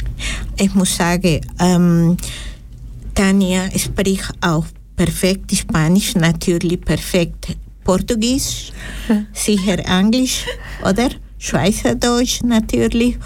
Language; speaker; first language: German; non-native, learner; Spanish